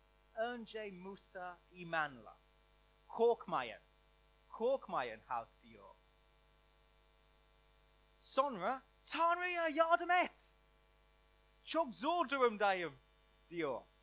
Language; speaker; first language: Turkish; non-native, learner; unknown